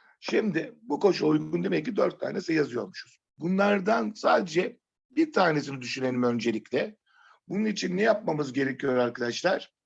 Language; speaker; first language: Turkish; native; Turkish